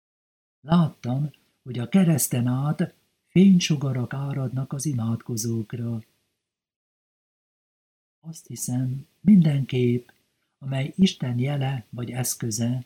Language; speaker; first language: Hungarian; native; Hungarian